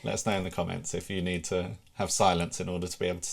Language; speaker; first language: English; native; English